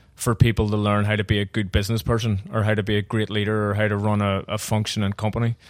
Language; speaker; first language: English; native; English